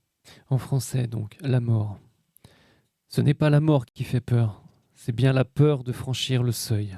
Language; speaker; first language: French; native; French